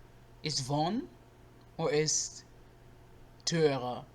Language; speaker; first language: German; non-native, learner; English